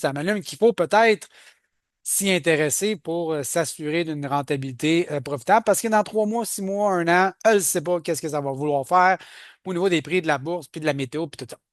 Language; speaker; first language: French; native; French